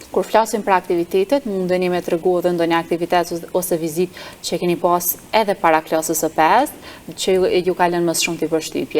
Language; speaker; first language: Albanian; native; Albanian